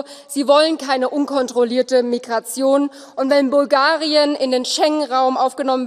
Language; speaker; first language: German; native; German